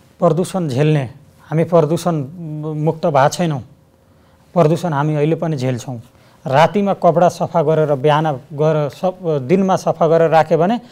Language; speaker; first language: Nepali; native; Nepali